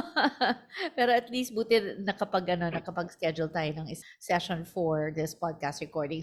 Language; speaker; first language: English; non-native, local second language; Filipino